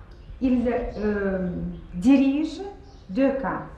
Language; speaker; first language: French; non-native, fluent; Russian